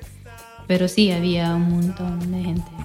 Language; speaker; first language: Spanish; non-native, fluent; English